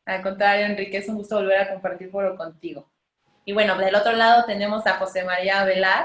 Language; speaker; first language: Spanish; native; Spanish